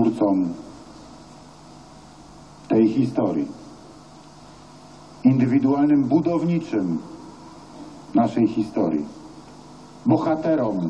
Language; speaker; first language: Polish; native; Polish